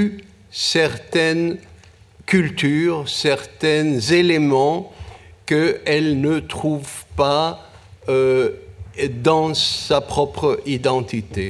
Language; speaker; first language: French; non-native, fluent; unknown